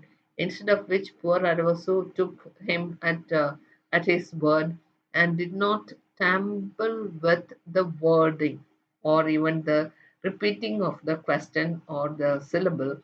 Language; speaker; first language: English; non-native, local second language; Malayalam